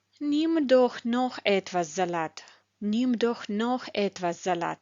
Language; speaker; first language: German; non-native, fluent; Ukrainian